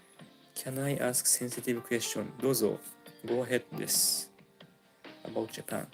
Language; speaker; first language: English; non-native, local second language; Filipino